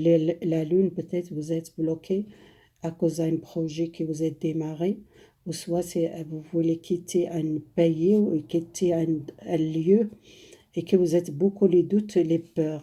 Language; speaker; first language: French; non-native, fluent; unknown